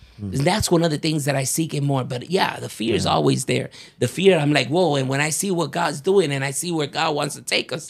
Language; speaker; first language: English; early bilingual, other home language; Spanish